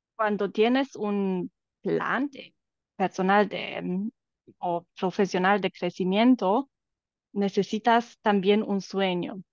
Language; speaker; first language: Spanish; non-native, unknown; Romanian